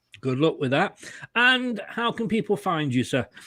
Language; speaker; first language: English; native; English